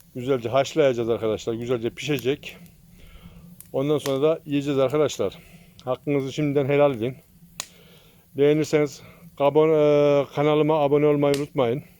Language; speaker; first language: Turkish; native; Turkish